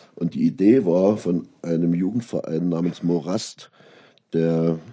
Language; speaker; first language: German; native; German